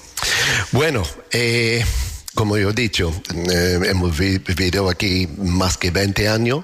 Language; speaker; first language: Spanish; non-native, learner; English